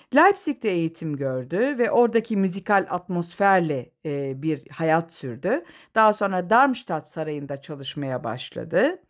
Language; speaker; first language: Turkish; native; Turkish